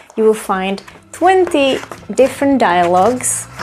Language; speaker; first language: English; non-native, fluent; Czech